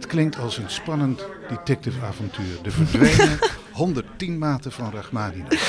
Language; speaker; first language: Dutch; native; Dutch